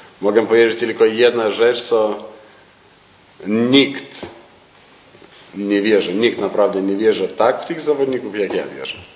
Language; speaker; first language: Polish; non-native, learner; Lithuanian